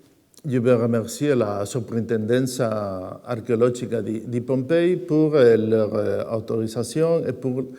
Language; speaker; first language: French; non-native, fluent; Spanish